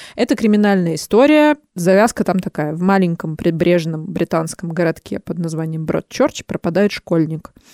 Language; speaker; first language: Russian; native; Russian